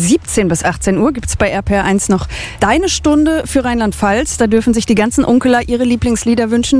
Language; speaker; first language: German; native; German